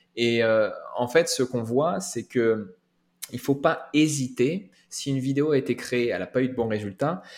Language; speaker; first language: French; native; French